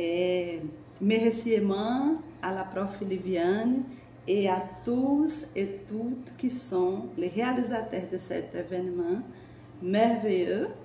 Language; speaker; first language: French; non-native, learner; Portuguese